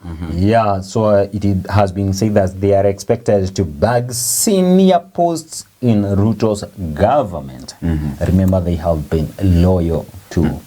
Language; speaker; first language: English; non-native, local second language; Swahili